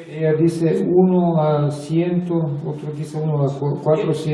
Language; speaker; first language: Spanish; non-native, learner; Bulgarian